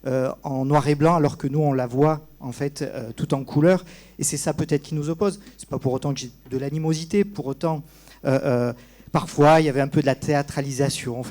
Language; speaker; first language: French; native; French